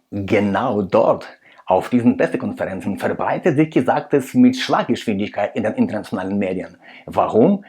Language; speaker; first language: German; non-native, fluent; Russian